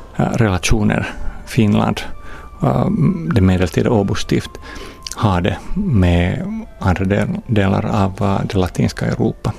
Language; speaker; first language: Swedish; non-native, fluent; Finnish